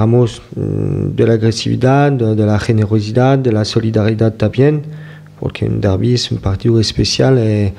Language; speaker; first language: Spanish; non-native, fluent; French